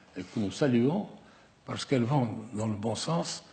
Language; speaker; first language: French; non-native, local second language; Arabic